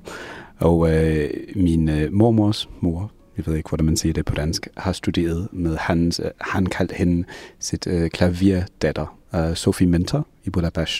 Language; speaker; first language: Danish; non-native, fluent; English